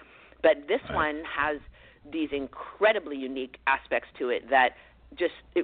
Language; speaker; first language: English; native; English